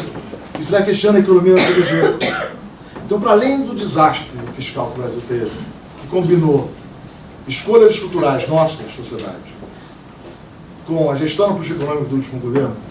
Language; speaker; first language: Portuguese; native; Portuguese